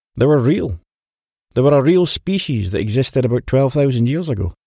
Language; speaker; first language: English; native; English